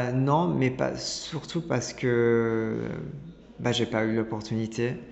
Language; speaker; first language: French; non-native, fluent; Italian